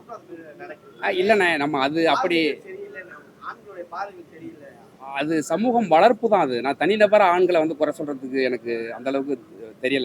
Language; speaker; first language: Tamil; native; Tamil